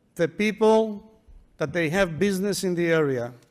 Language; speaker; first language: English; non-native, fluent; Greek